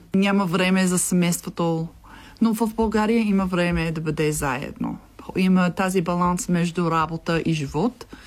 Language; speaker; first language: Bulgarian; non-native, learner; English